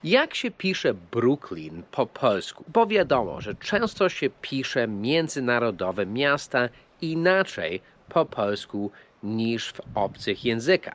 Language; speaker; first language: Polish; non-native, fluent; English